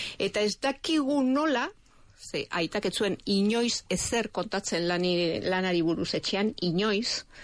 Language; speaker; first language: Basque; native; Basque